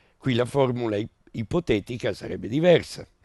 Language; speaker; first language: Italian; native; Italian